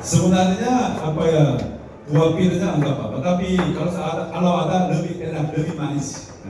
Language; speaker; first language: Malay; non-native, fluent; Korean